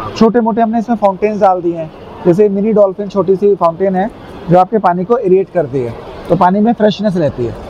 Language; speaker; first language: Hindi; native; Hindi